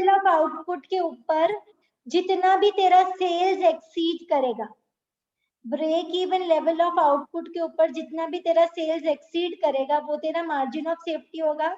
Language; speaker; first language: Hindi; native; Hindi